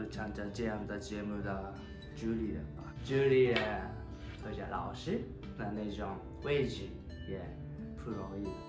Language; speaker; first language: Chinese; non-native, learner; Japanese